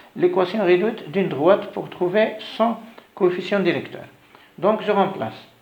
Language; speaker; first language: French; non-native, local second language; Arabic